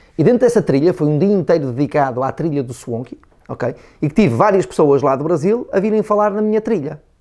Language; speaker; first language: Portuguese; native; Portuguese